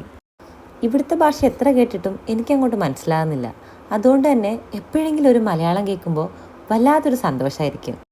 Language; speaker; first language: Malayalam; native; Malayalam